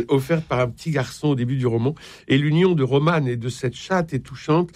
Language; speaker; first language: French; native; French